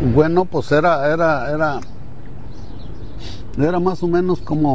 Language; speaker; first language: Spanish; native; Spanish